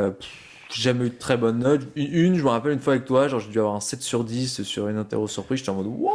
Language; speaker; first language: French; native; French